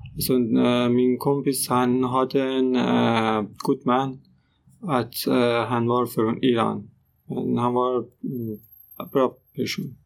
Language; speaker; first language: Swedish; non-native, learner; Persian